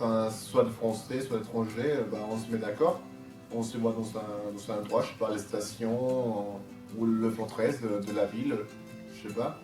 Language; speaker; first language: French; non-native, fluent; Spanish